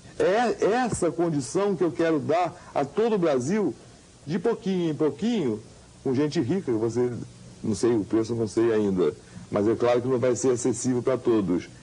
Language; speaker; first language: Portuguese; native; Portuguese